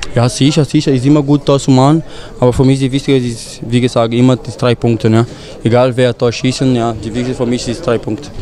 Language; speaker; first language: German; non-native, fluent; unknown